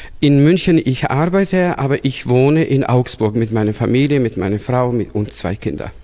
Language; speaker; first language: German; non-native, fluent; Serbian